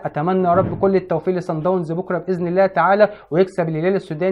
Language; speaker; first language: Arabic; native; Arabic